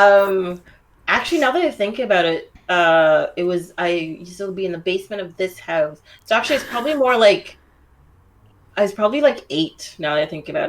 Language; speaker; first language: English; native; English